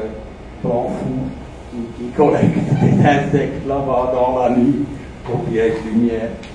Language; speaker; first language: French; non-native, fluent; German